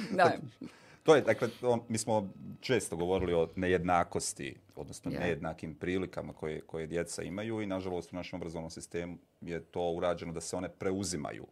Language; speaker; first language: Bosnian; native; Bosnian